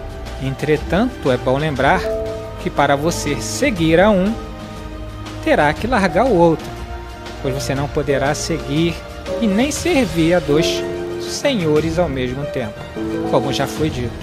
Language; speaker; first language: Portuguese; native; Portuguese